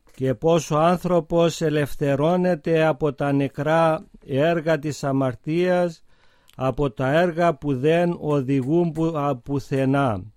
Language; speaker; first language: Greek; native; Greek